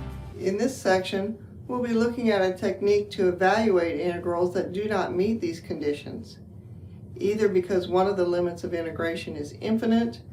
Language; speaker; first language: English; native; English